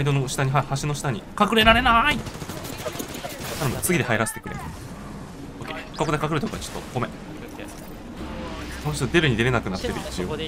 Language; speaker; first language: Japanese; native; Japanese